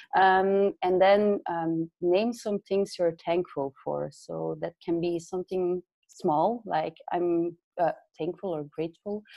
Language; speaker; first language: English; non-native, fluent; Dutch